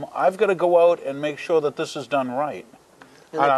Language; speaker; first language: English; native; English